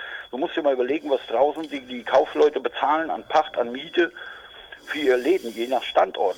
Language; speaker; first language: German; native; German